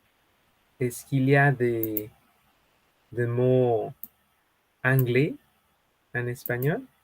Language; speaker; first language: French; non-native, fluent; Spanish